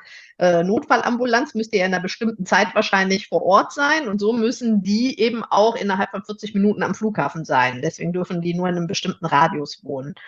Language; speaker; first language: German; native; German